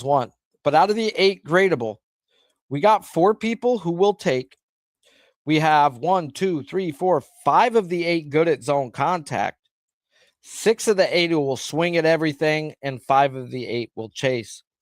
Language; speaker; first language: English; native; English